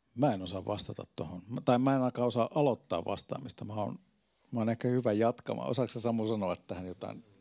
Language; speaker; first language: Finnish; native; Finnish